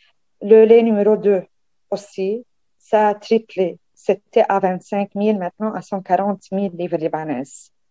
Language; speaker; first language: French; non-native, local second language; Arabic